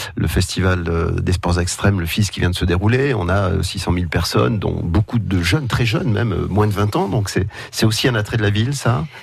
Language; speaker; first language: French; native; French